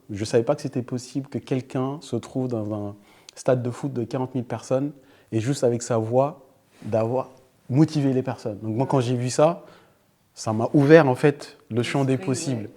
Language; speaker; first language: French; early bilingual, other home language; Fula